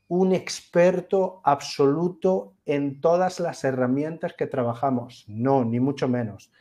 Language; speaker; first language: Spanish; native; Spanish